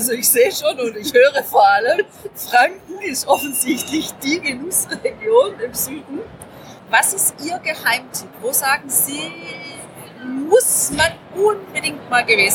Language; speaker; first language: German; native; German